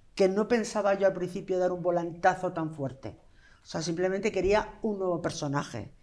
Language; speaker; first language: Spanish; native; Spanish